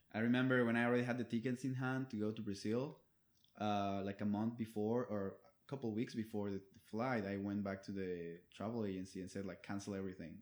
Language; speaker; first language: English; non-native, fluent; Spanish